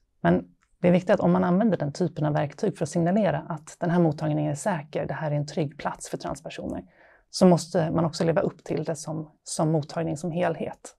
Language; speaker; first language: Swedish; native; Swedish